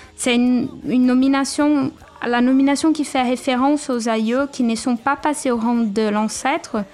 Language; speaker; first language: French; non-native, fluent; Portuguese